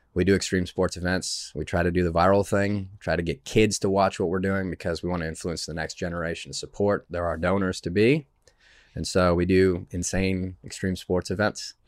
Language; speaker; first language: English; native; English